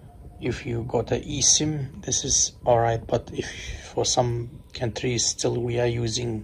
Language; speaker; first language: English; non-native, fluent; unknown